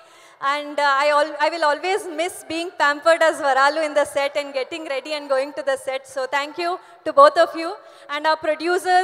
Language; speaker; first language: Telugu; non-native, learner; Kannada